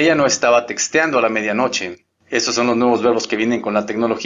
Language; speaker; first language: Spanish; native; Spanish